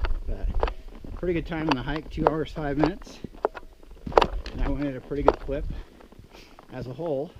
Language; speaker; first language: English; native; English